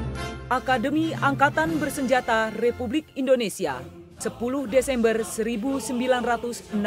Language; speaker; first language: Indonesian; native; Indonesian